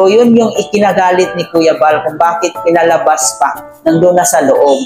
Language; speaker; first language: Filipino; native; Filipino